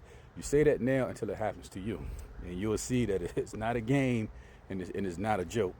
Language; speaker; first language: English; native; English